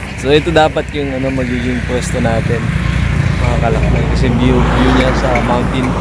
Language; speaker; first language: Filipino; non-native, local second language; Iloko